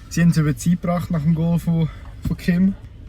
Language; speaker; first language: German; native; German